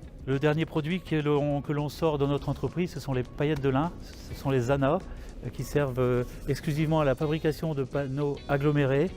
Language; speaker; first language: French; native; French